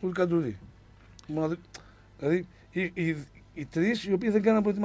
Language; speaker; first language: Greek; native; Greek